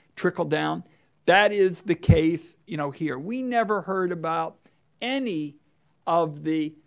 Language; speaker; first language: English; native; English